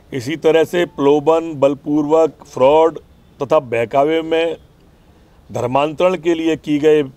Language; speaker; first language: Hindi; native; Hindi